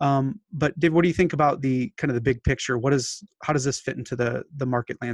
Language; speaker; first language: English; native; English